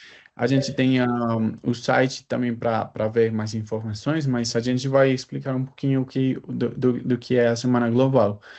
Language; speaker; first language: Portuguese; non-native, fluent; Spanish